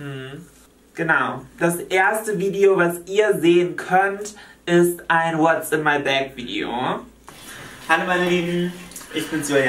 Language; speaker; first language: German; native; German